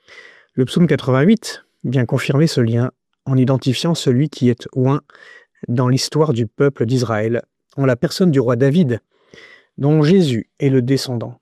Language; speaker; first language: French; native; French